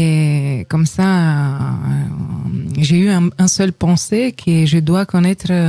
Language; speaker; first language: French; non-native, fluent; Romanian